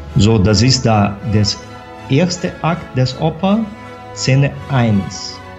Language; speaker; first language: German; non-native, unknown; Portuguese